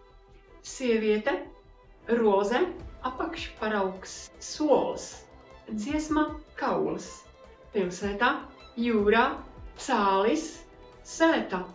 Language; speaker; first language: Latvian; non-native, fluent; Czech